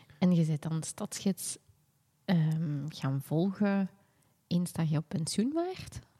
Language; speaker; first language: Dutch; native; Dutch